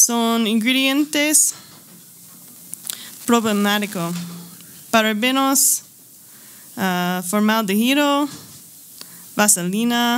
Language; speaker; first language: Spanish; non-native, learner; English